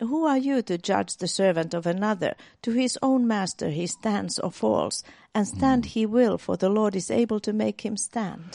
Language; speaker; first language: English; non-native, fluent; Finnish